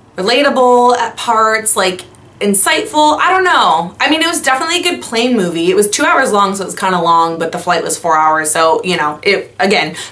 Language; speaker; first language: English; native; English